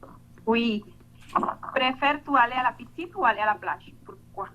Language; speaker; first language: French; non-native, learner; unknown